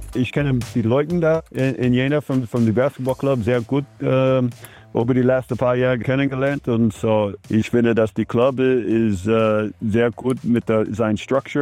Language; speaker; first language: German; non-native, learner; English